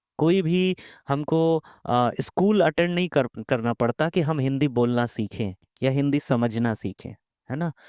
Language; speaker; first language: Hindi; native; Hindi